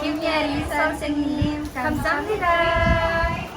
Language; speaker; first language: Korean; non-native, learner; Filipino